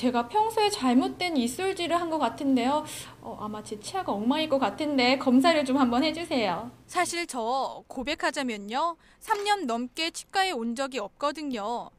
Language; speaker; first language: Korean; native; Korean